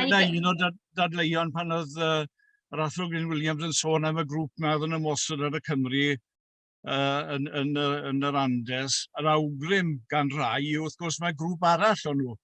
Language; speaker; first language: Welsh; native; Welsh